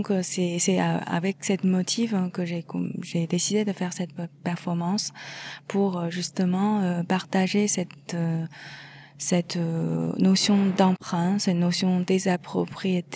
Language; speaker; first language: French; non-native, fluent; Chinese